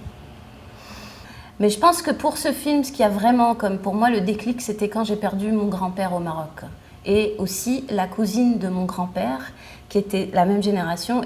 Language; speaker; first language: French; non-native, local second language; Arabic